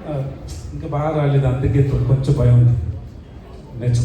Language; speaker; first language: Telugu; non-native, learner; Tamil